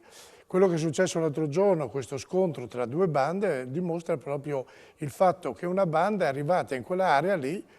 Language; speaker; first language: Italian; native; Italian